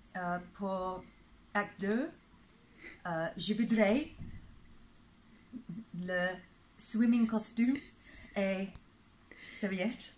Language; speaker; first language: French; non-native, learner; English